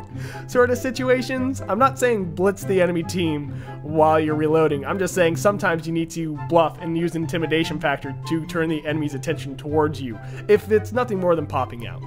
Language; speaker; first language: English; native; English